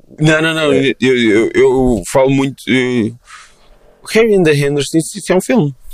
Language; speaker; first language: Portuguese; native; Portuguese